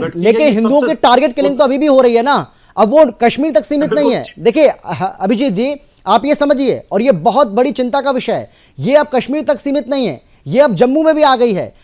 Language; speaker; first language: Hindi; native; Hindi